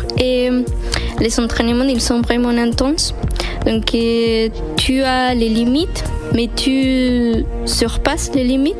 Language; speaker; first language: French; non-native, fluent; Spanish